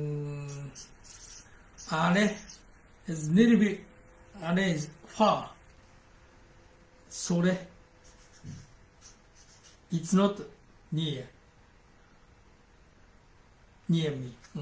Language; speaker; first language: English; non-native, learner; Japanese